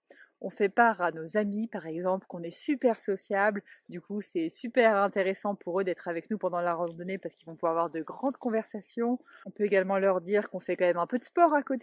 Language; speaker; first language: French; native; French